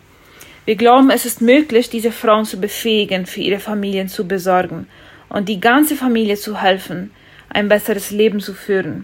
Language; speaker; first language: German; non-native, fluent; Spanish